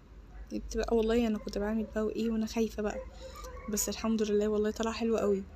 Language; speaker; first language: Arabic; native; Arabic